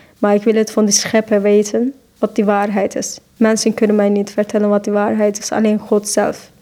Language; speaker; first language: Dutch; non-native, fluent; Turkish